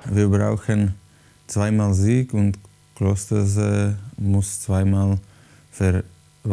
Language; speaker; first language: German; non-native, learner; Slovak